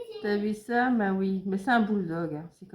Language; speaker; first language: French; native; French